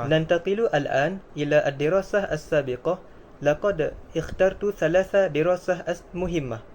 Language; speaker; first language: Arabic; non-native, learner; Malay